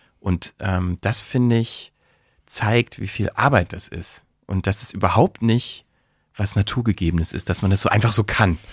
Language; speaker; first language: German; native; German